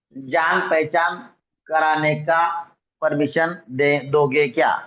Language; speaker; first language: Hindi; non-native, local second language; Marathi